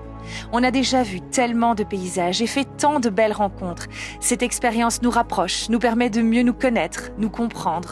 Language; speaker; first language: French; native; French